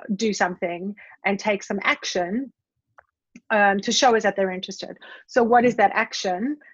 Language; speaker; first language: English; native; English